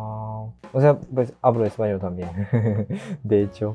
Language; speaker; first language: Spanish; non-native, fluent; Japanese